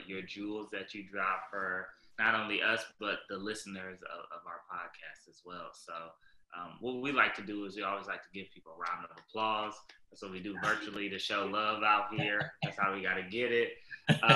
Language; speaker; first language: English; native; English